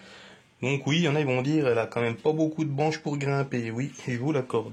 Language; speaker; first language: French; native; French